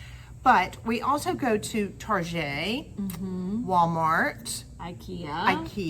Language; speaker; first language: English; native; English